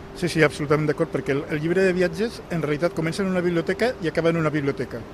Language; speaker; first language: Catalan; non-native, local second language; Spanish